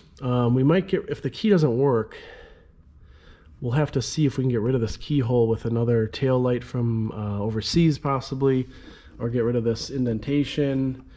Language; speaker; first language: English; native; English